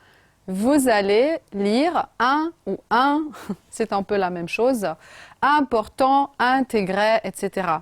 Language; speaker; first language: French; non-native, fluent; Romanian